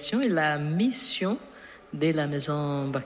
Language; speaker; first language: French; non-native, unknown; Portuguese